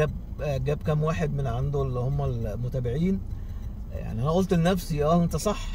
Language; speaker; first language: Arabic; native; Arabic